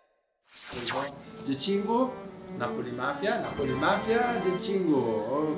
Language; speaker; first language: Korean; non-native, learner; Italian